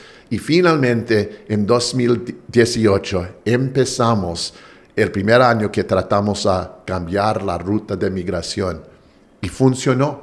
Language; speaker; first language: Spanish; non-native, fluent; English